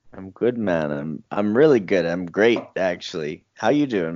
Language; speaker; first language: English; native; English